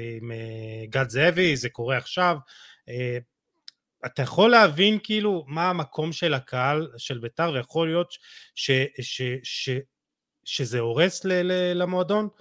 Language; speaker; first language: Hebrew; native; Hebrew